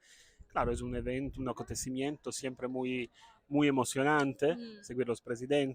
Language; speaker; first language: Spanish; non-native, fluent; Italian